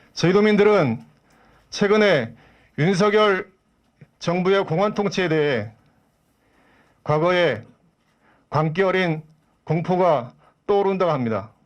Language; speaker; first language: Korean; native; Korean